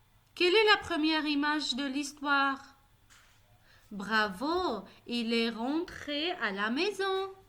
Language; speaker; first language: French; non-native, local second language; Arabic